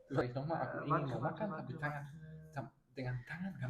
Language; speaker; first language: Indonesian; non-native, learner; German